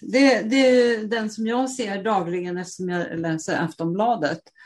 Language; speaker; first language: Swedish; native; Swedish